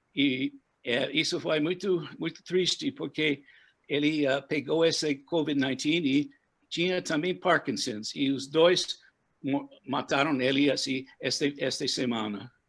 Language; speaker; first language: Portuguese; non-native, fluent; English